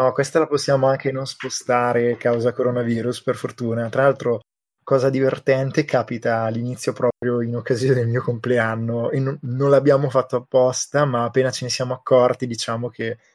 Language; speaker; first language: Italian; native; Italian